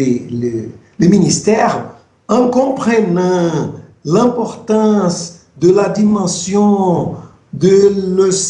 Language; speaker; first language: French; non-native, fluent; Portuguese